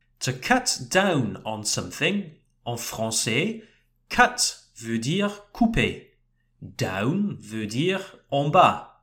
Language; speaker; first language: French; non-native, fluent; English